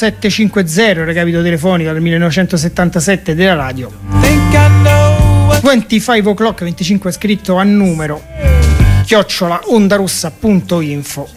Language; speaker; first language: Italian; native; Italian